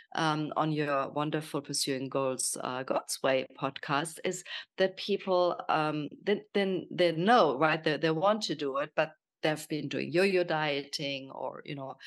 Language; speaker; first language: English; non-native, fluent; German